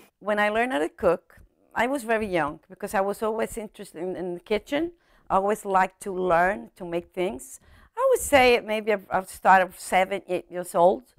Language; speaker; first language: English; non-native, fluent; Italian